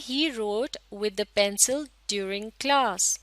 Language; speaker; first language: English; non-native, local second language; Urdu